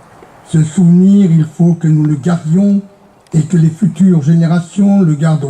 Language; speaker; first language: French; native; French